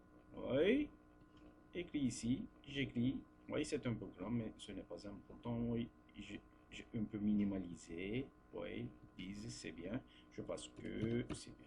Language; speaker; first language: French; non-native, fluent; Turkish